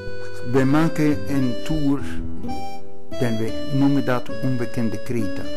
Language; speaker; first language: Dutch; non-native, fluent; Greek